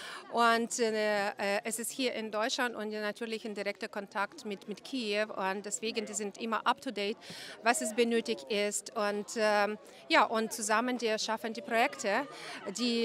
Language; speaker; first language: German; non-native, fluent; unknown